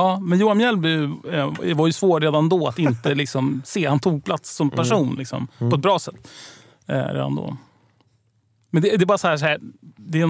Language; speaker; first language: Swedish; native; Swedish